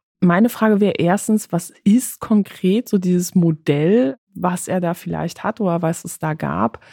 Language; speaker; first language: German; early bilingual, other home language; Polish